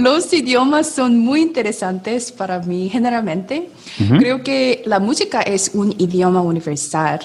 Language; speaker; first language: Spanish; non-native, learner; Korean